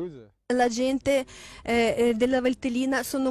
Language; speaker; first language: Italian; non-native, fluent; Russian